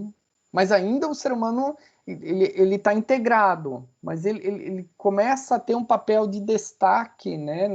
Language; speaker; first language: Portuguese; native; Portuguese